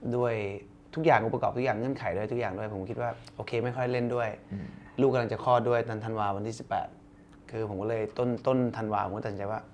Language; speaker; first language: Thai; early bilingual, other home language; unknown